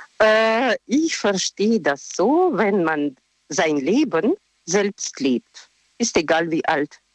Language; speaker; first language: German; non-native, learner; Russian